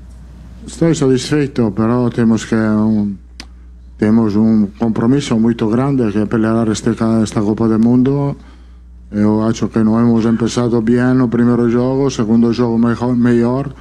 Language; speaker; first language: Portuguese; non-native, fluent; Italian